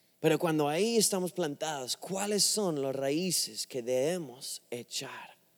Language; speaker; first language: Spanish; non-native, fluent; English